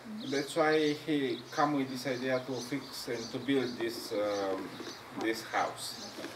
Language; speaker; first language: English; non-native, learner; Romanian